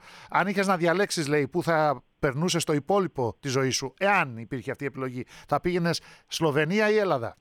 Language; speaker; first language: Greek; native; Greek